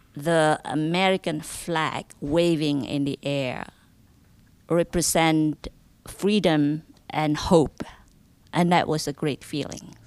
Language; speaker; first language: English; non-native, fluent; Indonesian